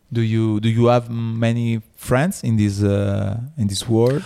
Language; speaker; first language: English; non-native, learner; Italian